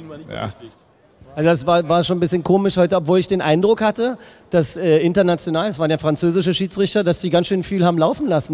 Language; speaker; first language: German; native; German